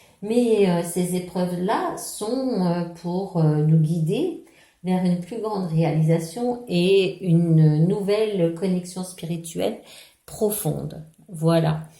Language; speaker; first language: French; native; French